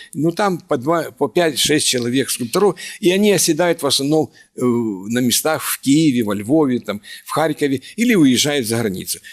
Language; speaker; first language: Russian; native; Russian